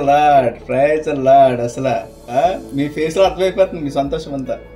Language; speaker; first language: Telugu; native; Telugu